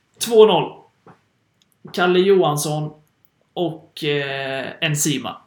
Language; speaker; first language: Swedish; native; Swedish